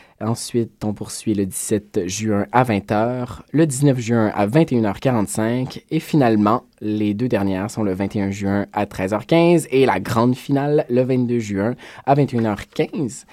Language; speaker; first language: French; native; French